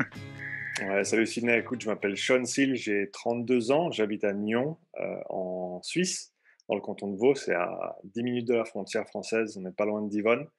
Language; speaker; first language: French; native; French